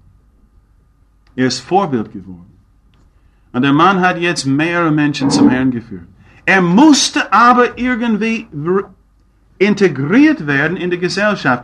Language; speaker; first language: German; non-native, fluent; English